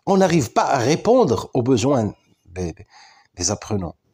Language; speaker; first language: French; non-native, local second language; Arabic